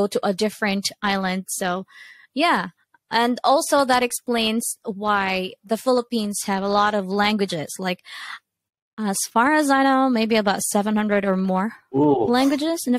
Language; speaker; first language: English; non-native, local second language; Cebuano